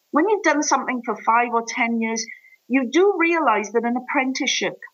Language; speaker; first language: English; native; English